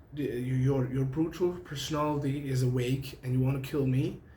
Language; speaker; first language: English; non-native, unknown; Persian